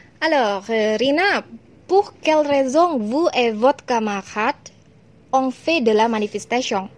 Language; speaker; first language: French; non-native, learner; Cantonese